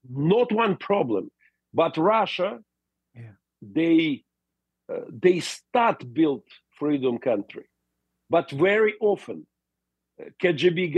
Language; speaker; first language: English; non-native, learner; Russian